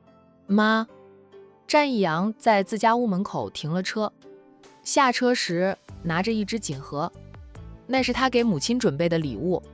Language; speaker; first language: Chinese; native; Chinese